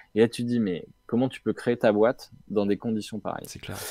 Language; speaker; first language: French; native; French